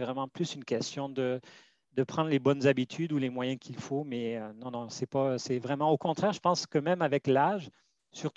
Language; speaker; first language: French; native; French